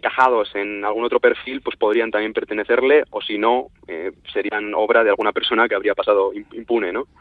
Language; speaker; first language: Spanish; native; Spanish